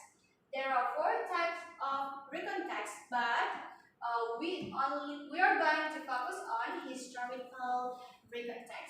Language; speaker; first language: English; non-native, learner; Indonesian